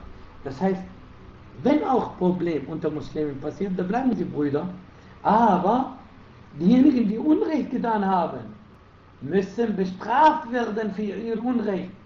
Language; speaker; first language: German; non-native, fluent; Arabic